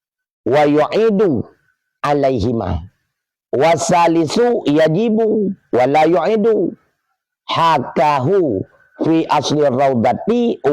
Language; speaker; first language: Arabic; non-native, fluent; Achinese